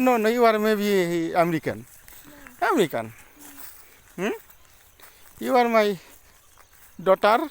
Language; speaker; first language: English; non-native, learner; Bangla